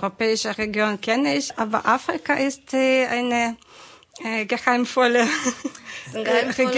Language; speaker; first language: German; non-native, fluent; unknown